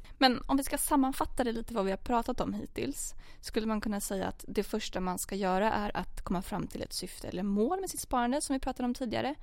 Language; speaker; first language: Swedish; native; Swedish